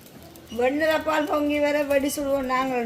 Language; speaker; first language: Tamil; native; Tamil